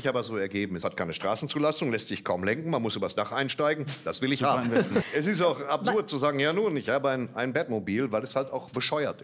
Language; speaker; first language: German; native; German